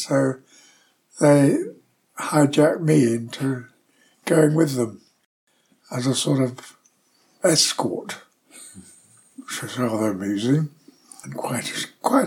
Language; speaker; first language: English; native; English